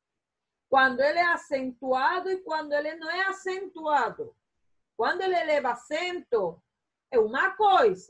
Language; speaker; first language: Spanish; non-native, fluent; Portuguese